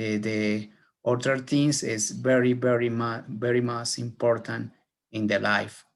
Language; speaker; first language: English; non-native, learner; Spanish